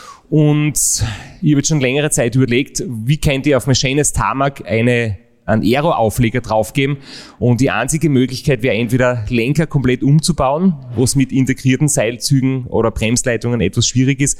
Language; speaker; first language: German; native; German